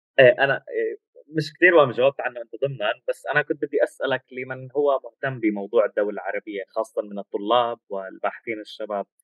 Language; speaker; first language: Arabic; native; Arabic